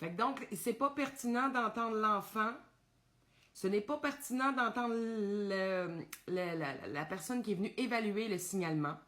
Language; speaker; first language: French; native; French